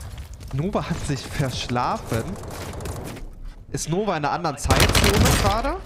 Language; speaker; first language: German; native; German